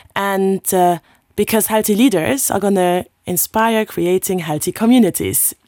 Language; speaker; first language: English; non-native, fluent; Luxembourgish